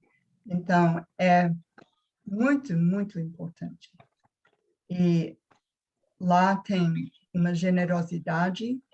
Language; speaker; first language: Portuguese; non-native, fluent; English